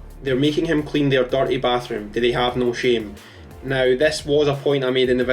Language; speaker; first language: English; native; English